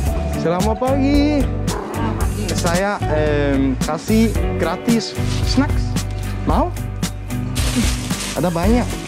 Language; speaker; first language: Indonesian; non-native, learner; Danish